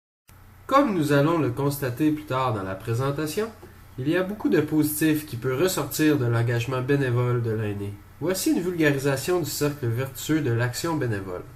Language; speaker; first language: French; native; French